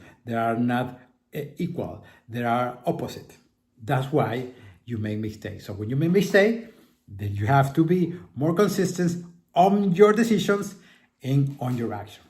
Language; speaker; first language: English; non-native, fluent; Spanish